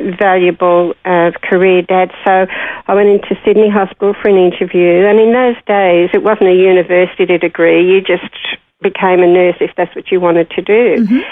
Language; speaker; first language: English; native; English